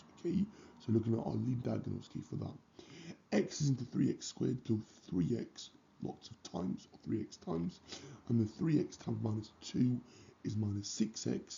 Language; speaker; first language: English; native; English